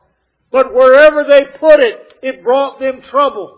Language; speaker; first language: English; native; English